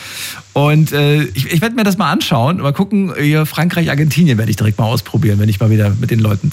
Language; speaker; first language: German; native; German